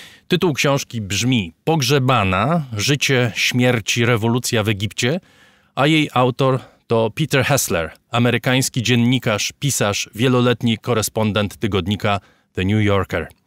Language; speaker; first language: Polish; native; Polish